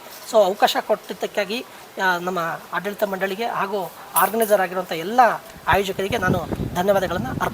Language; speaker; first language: Kannada; native; Kannada